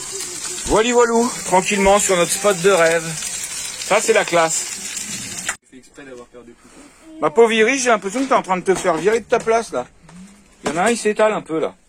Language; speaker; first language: French; native; French